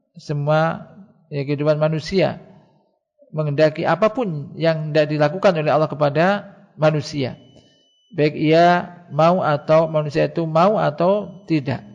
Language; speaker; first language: Indonesian; native; Indonesian